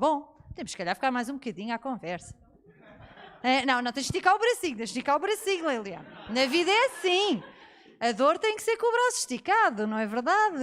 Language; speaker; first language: Portuguese; native; Portuguese